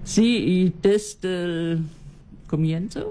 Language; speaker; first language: Spanish; non-native, learner; German